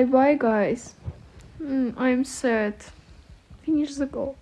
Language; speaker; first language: English; non-native, learner; Russian